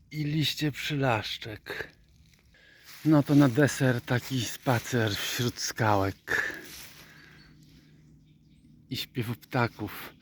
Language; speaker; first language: Polish; native; Polish